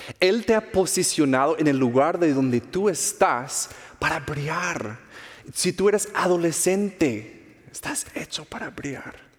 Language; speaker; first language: Spanish; non-native, fluent; English